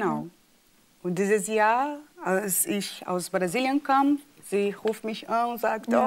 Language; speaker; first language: German; non-native, fluent; Portuguese